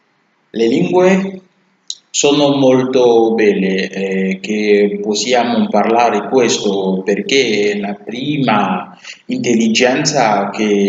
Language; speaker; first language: Italian; non-native, learner; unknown